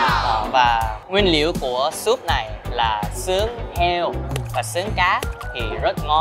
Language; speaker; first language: Vietnamese; early bilingual, other home language; Korean